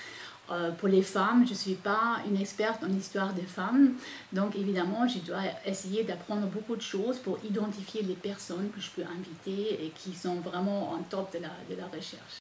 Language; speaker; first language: French; non-native, fluent; German